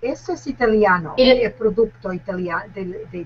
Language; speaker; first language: Spanish; non-native, learner; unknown